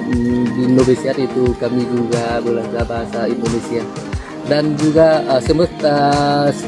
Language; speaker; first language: Indonesian; non-native, learner; Vietnamese